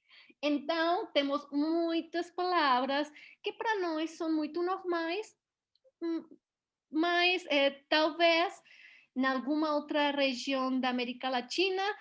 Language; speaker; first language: Portuguese; non-native, learner; Spanish